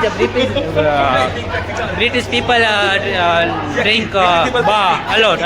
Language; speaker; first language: English; non-native, learner; Gujarati